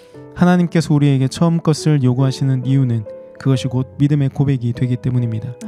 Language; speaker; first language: Korean; native; Korean